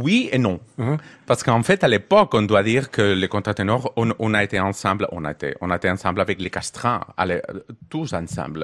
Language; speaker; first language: French; non-native, learner; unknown